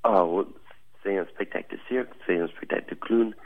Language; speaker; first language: French; non-native, learner; English